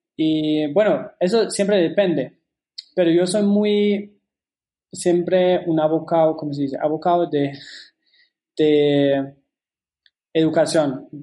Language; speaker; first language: Spanish; non-native, fluent; German